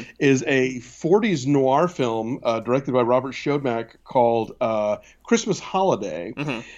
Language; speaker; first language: English; native; English